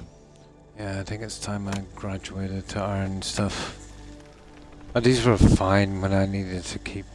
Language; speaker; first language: English; native; English